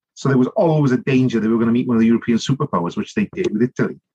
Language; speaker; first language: English; native; English